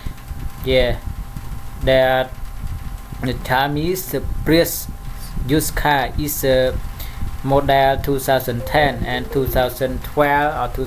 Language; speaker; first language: English; non-native, learner; Khmer